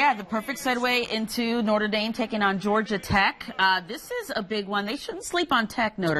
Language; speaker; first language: English; native; English